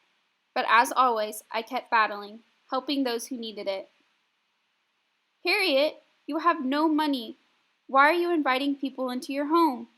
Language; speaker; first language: English; native; English